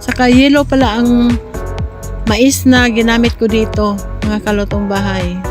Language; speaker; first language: Filipino; non-native, local second language; Cebuano